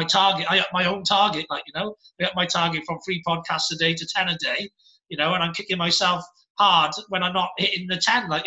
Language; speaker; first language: English; native; English